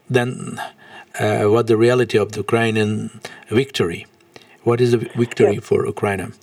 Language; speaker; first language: English; non-native, learner; Hungarian